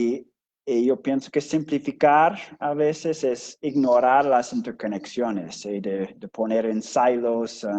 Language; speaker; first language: Spanish; non-native, fluent; English